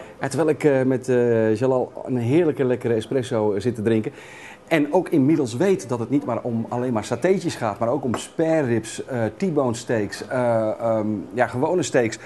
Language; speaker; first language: Dutch; native; Dutch